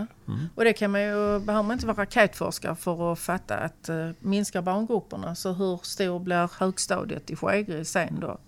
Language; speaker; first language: Swedish; native; Swedish